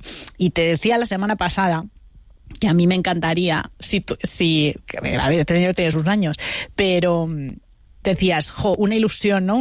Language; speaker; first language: Spanish; native; Spanish